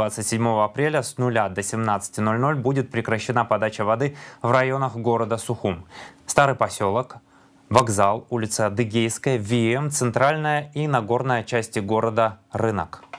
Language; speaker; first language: Russian; native; Russian